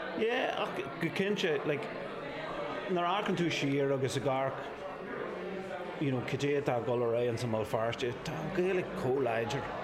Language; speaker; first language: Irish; non-native, local second language; English